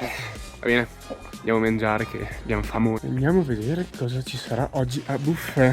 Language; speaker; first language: Italian; native; Italian